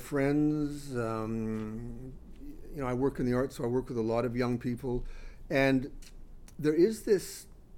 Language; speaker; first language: English; native; English